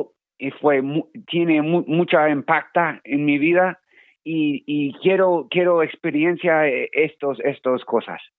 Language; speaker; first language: Spanish; non-native, learner; English